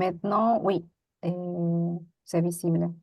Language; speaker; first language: French; non-native, fluent; Spanish